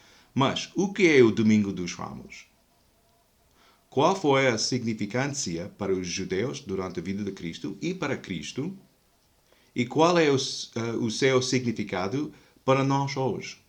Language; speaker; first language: Portuguese; non-native, fluent; English